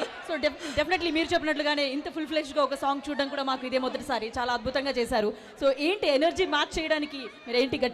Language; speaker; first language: Telugu; native; Telugu